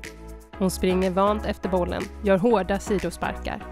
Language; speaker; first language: Swedish; native; Swedish